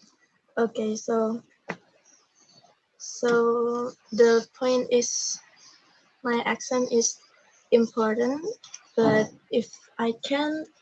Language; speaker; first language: English; non-native, learner; Indonesian